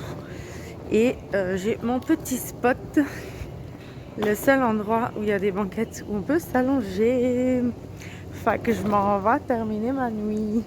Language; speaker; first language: French; native; French